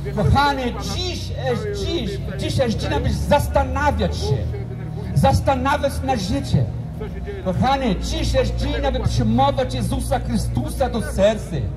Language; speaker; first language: Polish; non-native, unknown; Portuguese